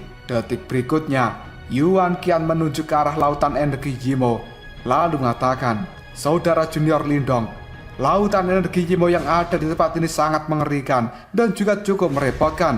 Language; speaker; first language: Indonesian; native; Indonesian